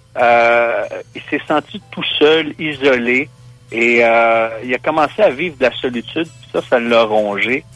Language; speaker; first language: French; native; French